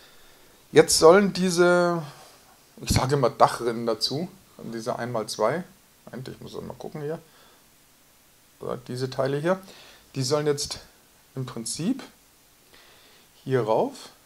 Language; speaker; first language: German; native; German